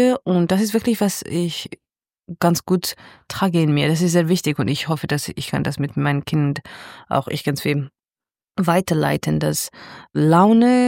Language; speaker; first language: German; non-native, fluent; Georgian